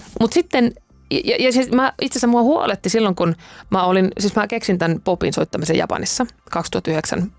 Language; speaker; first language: Finnish; native; Finnish